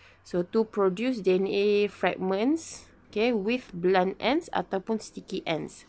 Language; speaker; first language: English; non-native, local second language; Malay